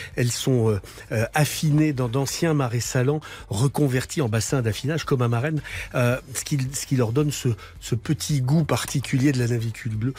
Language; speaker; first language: French; native; French